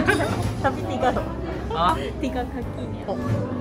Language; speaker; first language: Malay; non-native, fluent; Japanese